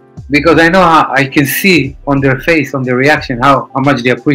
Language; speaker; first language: English; non-native, fluent; Hebrew